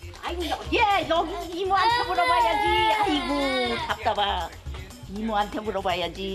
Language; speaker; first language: Korean; native; Korean